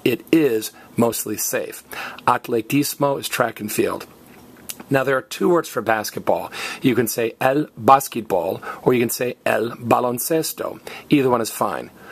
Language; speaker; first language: English; native; English